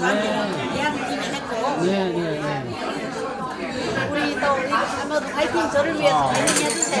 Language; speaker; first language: Korean; early bilingual, heritage; Korean